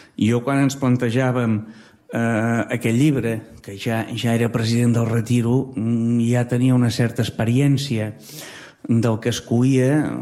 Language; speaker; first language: Catalan; native; Catalan